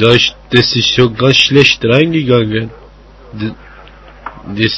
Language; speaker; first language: German; non-native, learner; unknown